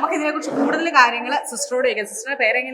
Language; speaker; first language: Malayalam; native; Malayalam